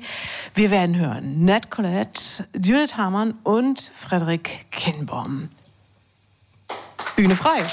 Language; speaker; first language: German; native; German